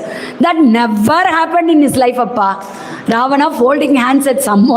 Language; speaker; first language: English; non-native, local second language; Tamil